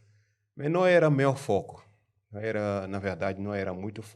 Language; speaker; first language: Portuguese; non-native, learner; French